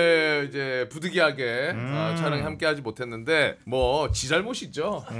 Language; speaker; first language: Korean; native; Korean